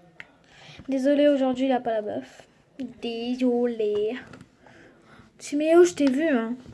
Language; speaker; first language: French; native; French